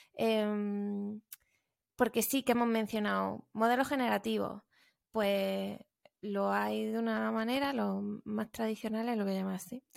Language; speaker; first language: Spanish; native; Spanish